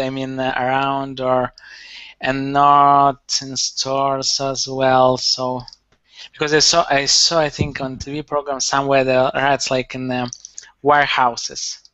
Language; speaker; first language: English; non-native, learner; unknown